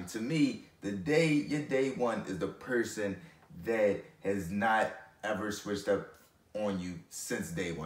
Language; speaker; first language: English; native; English